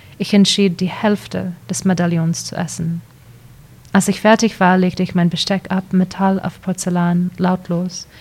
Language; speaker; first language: German; early bilingual, heritage; English